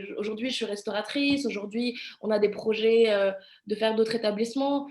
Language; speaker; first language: French; early bilingual, other home language; Vietnamese